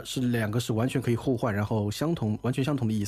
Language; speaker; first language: Chinese; native; Chinese